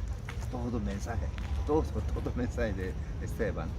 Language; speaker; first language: Spanish; non-native, learner; Korean